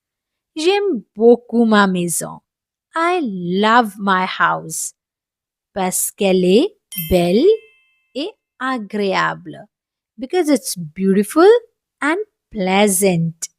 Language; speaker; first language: French; non-native, fluent; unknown